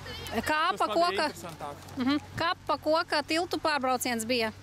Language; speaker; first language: Latvian; native; Latvian